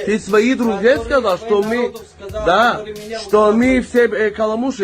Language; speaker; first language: Russian; early bilingual, heritage; Russian